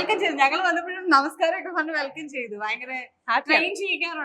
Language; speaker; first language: Malayalam; native; Malayalam